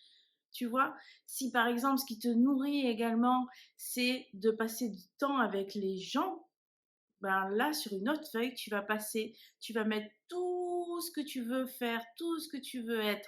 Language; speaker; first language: French; native; French